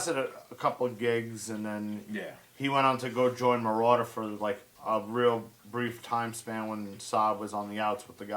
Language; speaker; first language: English; native; English